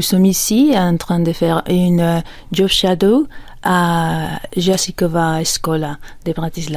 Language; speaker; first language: French; non-native, fluent; Spanish